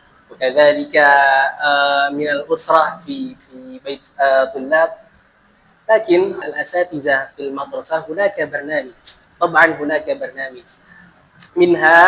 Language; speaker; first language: Arabic; non-native, fluent; Indonesian